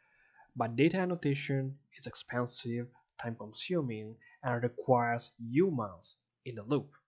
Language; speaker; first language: English; non-native, fluent; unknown